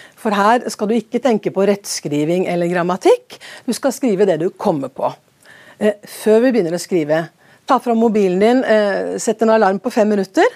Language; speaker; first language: Norwegian; native; Norwegian